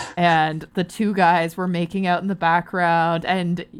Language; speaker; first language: English; native; English